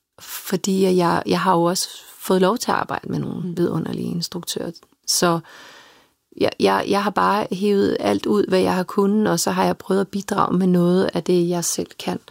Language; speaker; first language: Danish; early bilingual, other home language; Serbian